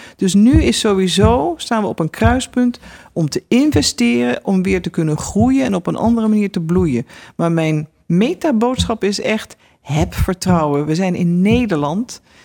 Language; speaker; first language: Dutch; native; Dutch